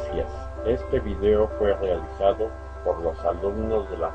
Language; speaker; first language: Spanish; native; Spanish